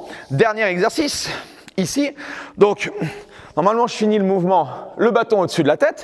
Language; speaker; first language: French; native; French